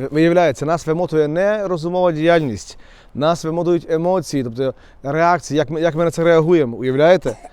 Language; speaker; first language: Ukrainian; native; Ukrainian